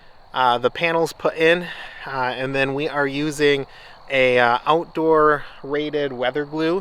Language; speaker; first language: English; native; English